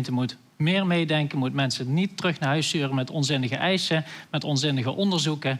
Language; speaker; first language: Dutch; native; Dutch